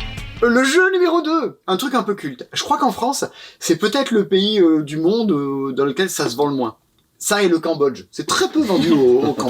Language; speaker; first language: French; native; French